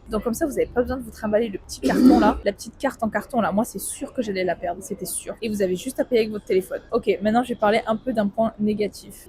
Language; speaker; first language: French; native; French